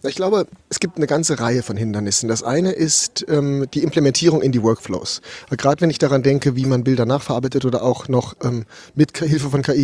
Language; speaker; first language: German; native; German